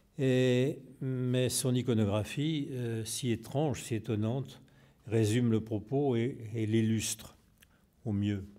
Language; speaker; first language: French; native; French